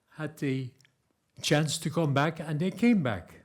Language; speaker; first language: English; non-native, fluent; Dutch